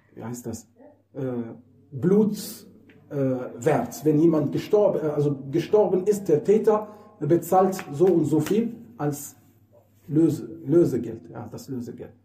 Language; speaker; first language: German; non-native, fluent; Arabic